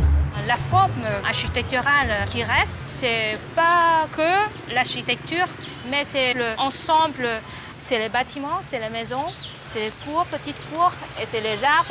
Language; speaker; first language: French; non-native, learner; Vietnamese